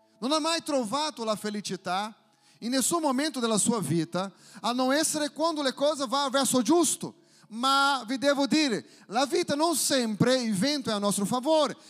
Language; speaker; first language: Italian; non-native, fluent; Portuguese